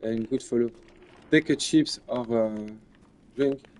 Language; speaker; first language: English; non-native, learner; French